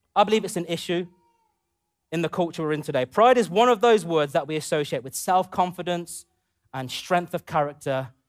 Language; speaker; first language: English; native; English